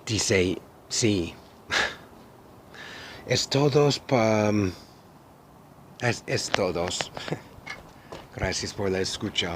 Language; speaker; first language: Spanish; non-native, learner; English